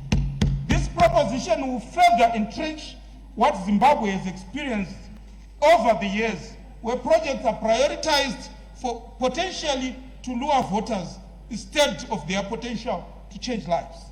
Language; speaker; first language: English; non-native, local second language; Shona